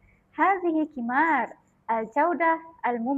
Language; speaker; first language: Arabic; non-native, learner; Malay